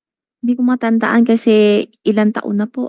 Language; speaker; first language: Filipino; non-native, learner; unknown